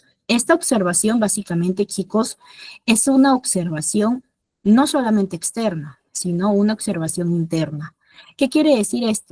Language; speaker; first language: Spanish; native; Spanish